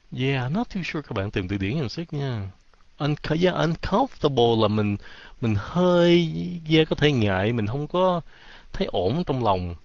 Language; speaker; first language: Vietnamese; early bilingual, heritage; Vietnamese